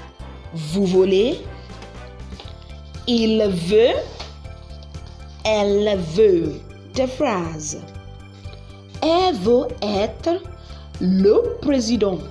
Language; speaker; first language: French; non-native, learner; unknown